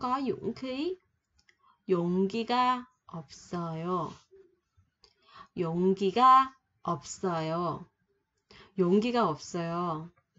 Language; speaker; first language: Korean; non-native, fluent; Vietnamese